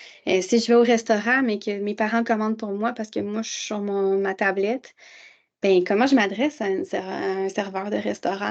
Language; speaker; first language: French; native; French